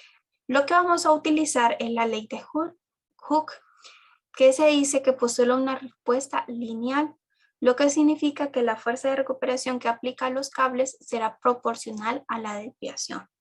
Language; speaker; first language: Spanish; native; Spanish